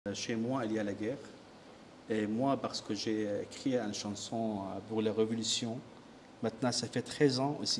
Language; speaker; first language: French; non-native, learner; Arabic